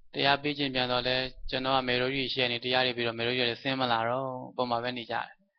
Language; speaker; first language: Burmese; native; Burmese